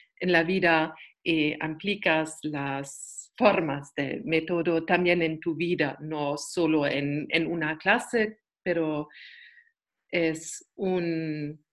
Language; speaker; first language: Spanish; non-native, learner; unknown